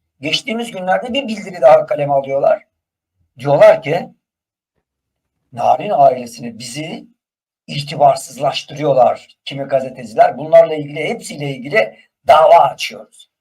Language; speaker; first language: Turkish; native; Turkish